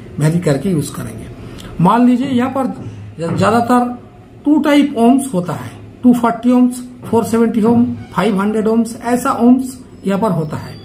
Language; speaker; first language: Hindi; native; Hindi